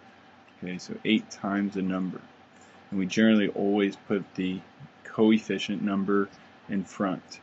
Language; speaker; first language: English; native; English